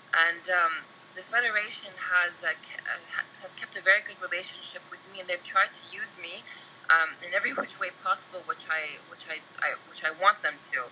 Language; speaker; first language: English; native; English